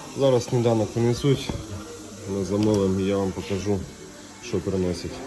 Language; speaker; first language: Ukrainian; non-native, local second language; Russian